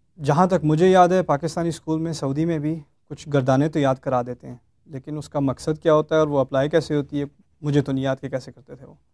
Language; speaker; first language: Urdu; early bilingual, heritage; Urdu